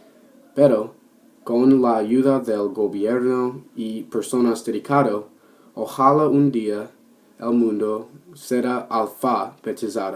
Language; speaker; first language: Spanish; non-native, learner; English